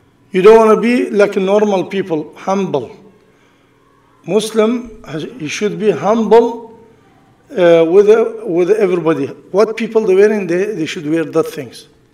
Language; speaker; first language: English; non-native, learner; Arabic